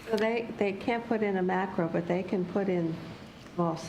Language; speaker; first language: English; native; English